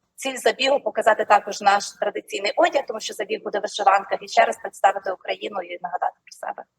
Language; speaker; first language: Ukrainian; native; Ukrainian